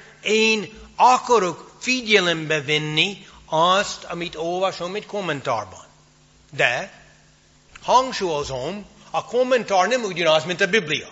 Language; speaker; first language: Hungarian; non-native, fluent; English